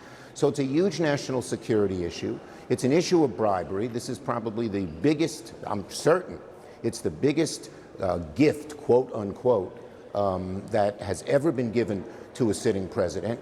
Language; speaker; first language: English; native; English